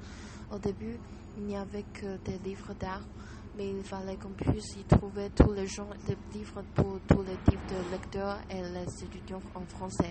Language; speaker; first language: French; non-native, learner; Chinese